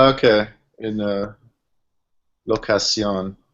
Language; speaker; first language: Spanish; non-native, learner; English